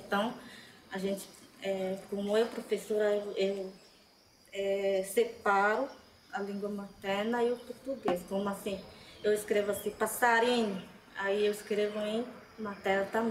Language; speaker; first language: Portuguese; non-native, local second language; Guarani